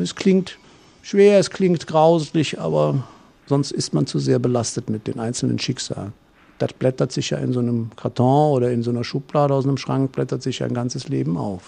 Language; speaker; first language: German; native; German